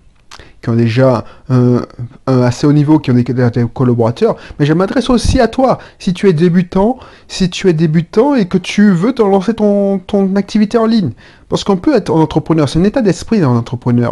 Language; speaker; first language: French; native; French